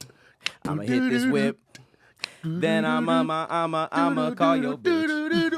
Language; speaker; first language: English; native; English